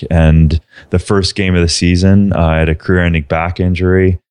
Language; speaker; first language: English; native; English